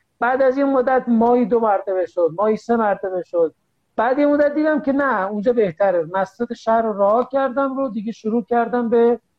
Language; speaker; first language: Persian; native; Persian